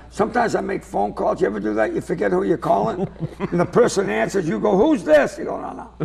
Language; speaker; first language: English; native; English